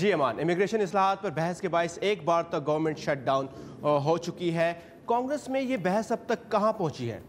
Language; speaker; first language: Urdu; native; Urdu